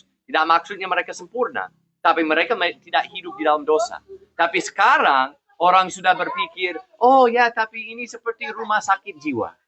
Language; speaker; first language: Indonesian; non-native, fluent; English